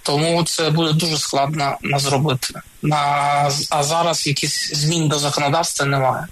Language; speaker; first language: Ukrainian; non-native, local second language; Russian